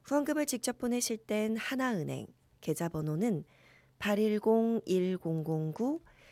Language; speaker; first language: Korean; native; Korean